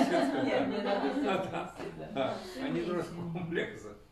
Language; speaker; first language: Russian; non-native, learner; Chinese